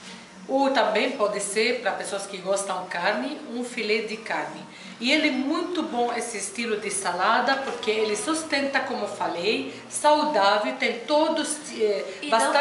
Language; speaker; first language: Portuguese; non-native, fluent; Arabic